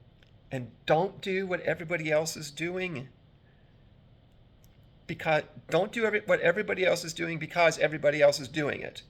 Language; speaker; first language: English; native; English